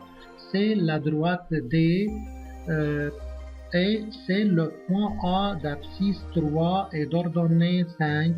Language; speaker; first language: French; non-native, local second language; Arabic